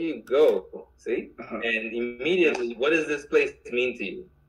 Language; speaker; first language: English; native; English